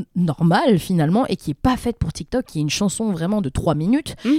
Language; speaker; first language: French; native; French